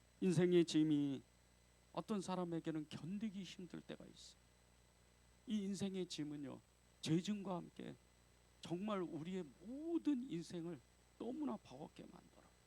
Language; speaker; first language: Korean; native; Korean